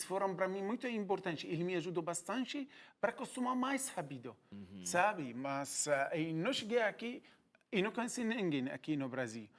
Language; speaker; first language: Portuguese; non-native, learner; Arabic